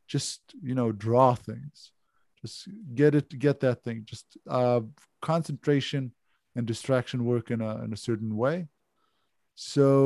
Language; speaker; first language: English; non-native, fluent; Hebrew